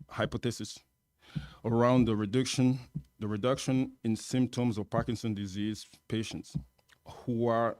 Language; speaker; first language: English; non-native, fluent; French